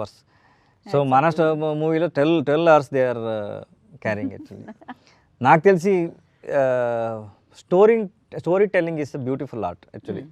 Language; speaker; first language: Telugu; non-native, learner; Kannada